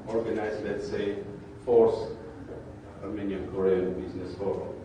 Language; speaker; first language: English; non-native, fluent; Armenian